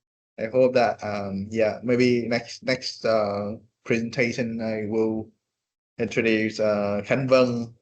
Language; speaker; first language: English; non-native, fluent; Vietnamese